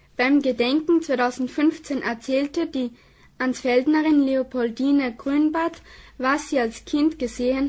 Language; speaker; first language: German; native; German